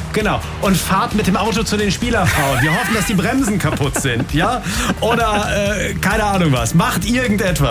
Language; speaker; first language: German; native; German